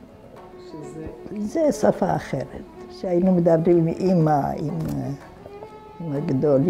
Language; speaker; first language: Hebrew; non-native, fluent; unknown